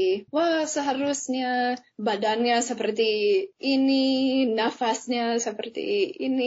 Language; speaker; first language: Indonesian; non-native, fluent; English